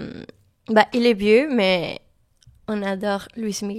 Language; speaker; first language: French; non-native, learner; Spanish